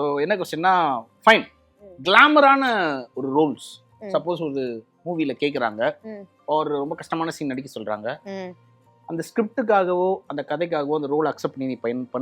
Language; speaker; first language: Tamil; native; Tamil